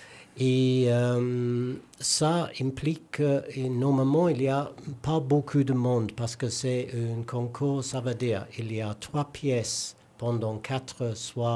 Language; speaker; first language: French; non-native, learner; English